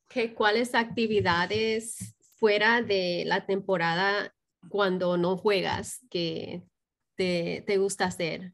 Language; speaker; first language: Spanish; early bilingual, heritage; Spanish